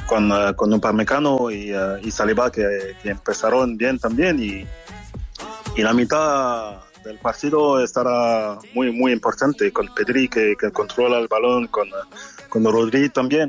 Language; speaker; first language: Spanish; non-native, fluent; French